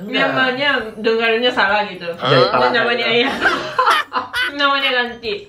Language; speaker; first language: Indonesian; non-native, learner; Japanese